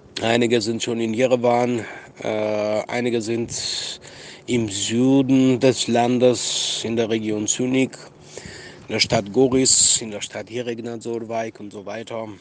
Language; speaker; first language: German; non-native, fluent; Armenian